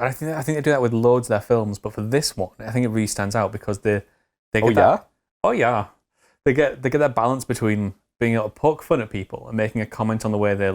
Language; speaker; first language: English; native; English